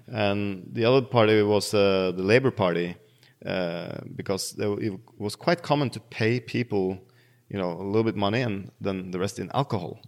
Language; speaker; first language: English; non-native, fluent; Norwegian